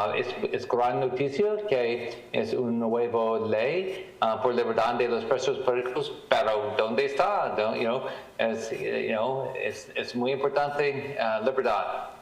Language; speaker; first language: Spanish; non-native, learner; English